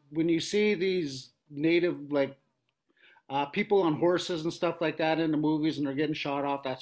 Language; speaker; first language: English; native; English